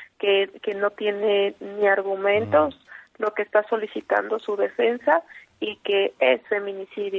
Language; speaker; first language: Spanish; native; Spanish